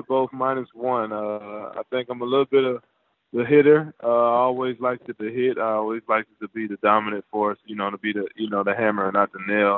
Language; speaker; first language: English; native; English